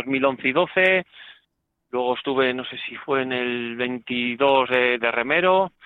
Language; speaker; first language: Spanish; native; Spanish